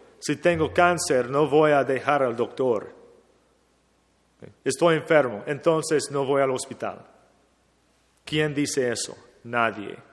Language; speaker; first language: Spanish; non-native, fluent; English